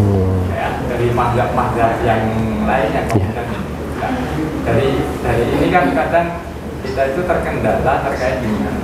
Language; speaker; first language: Indonesian; native; Indonesian